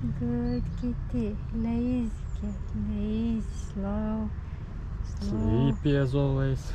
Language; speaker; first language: English; non-native, learner; Turkish